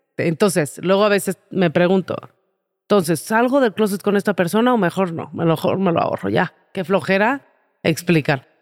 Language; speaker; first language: Spanish; native; Spanish